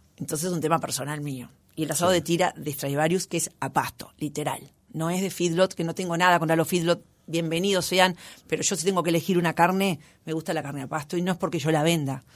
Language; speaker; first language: Spanish; native; Spanish